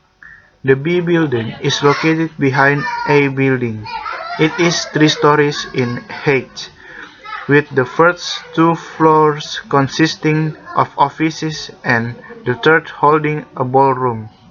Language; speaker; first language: English; non-native, learner; Indonesian